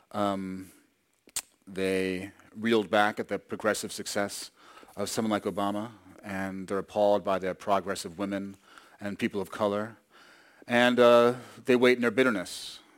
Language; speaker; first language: English; native; English